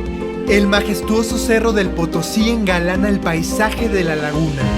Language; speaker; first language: Spanish; native; Spanish